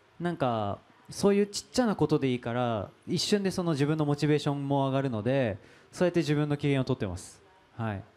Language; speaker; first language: Japanese; native; Japanese